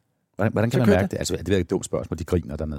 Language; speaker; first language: Danish; native; Danish